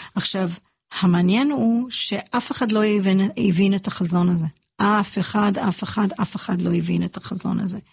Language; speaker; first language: Hebrew; early bilingual, other home language; English